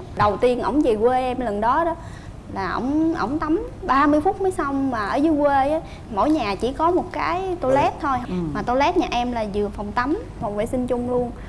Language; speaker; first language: Vietnamese; native; Vietnamese